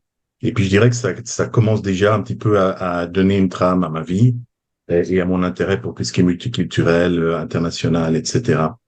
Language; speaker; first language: French; native; French